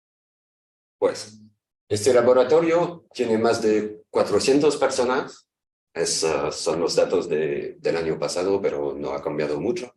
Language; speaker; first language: Spanish; non-native, fluent; French